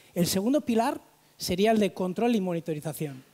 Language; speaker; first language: Spanish; native; Spanish